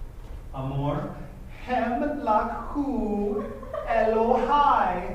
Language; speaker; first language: Hebrew; non-native, fluent; English